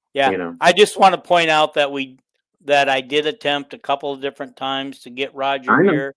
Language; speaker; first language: English; native; English